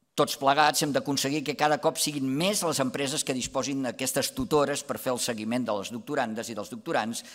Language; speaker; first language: Catalan; native; Catalan